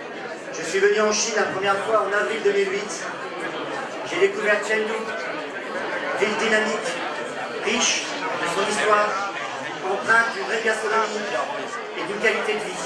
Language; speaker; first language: French; native; French